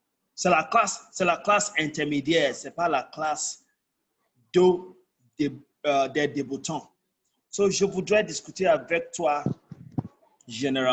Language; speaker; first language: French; non-native, fluent; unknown